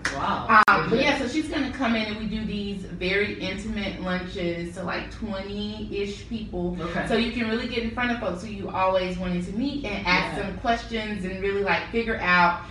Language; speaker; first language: English; native; English